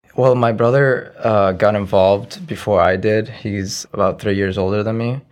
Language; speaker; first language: English; early bilingual, other home language; Arabic